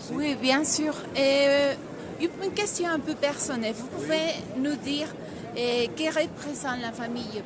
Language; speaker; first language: French; non-native, fluent; Spanish